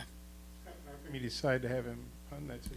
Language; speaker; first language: English; native; English